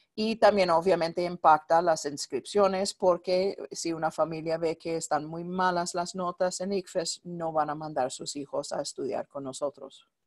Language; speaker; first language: Spanish; non-native, fluent; English